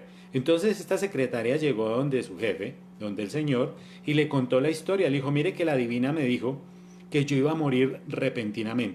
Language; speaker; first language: Spanish; native; Spanish